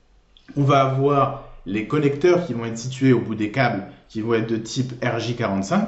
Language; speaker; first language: French; native; French